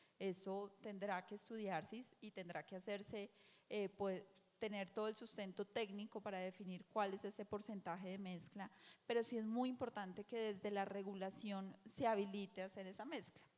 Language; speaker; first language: Spanish; native; Spanish